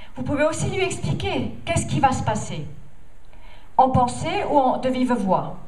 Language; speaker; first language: French; non-native, fluent; English